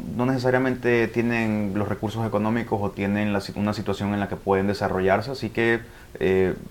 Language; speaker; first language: Spanish; early bilingual, heritage; Spanish